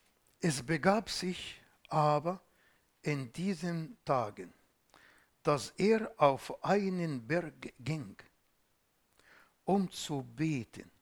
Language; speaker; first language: German; non-native, fluent; Arabic